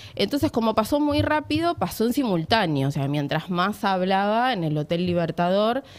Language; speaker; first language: Spanish; native; Spanish